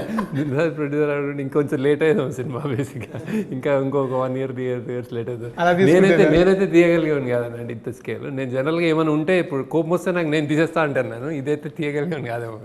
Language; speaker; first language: Telugu; native; Telugu